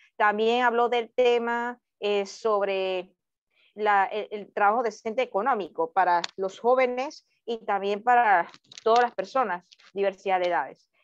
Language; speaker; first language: Spanish; native; Spanish